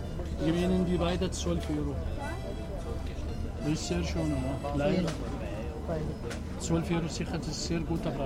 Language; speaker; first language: German; non-native, learner; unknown